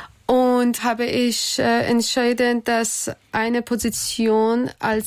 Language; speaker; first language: German; non-native, learner; Persian